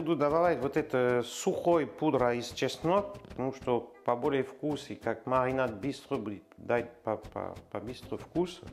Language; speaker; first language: Russian; non-native, learner; French